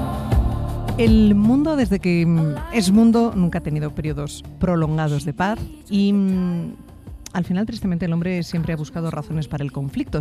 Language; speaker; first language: Spanish; native; Spanish